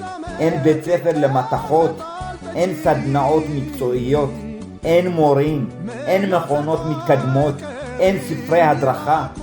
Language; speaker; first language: Hebrew; early bilingual, other home language; Amharic